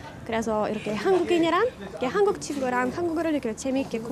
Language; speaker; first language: Korean; non-native, fluent; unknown